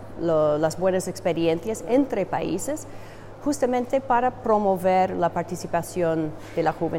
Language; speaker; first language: Spanish; non-native, fluent; English